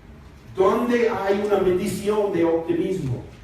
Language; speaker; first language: Spanish; non-native, fluent; English